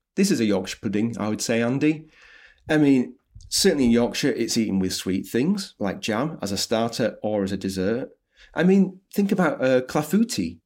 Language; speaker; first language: English; native; English